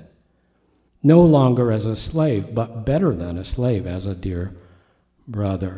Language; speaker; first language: English; native; English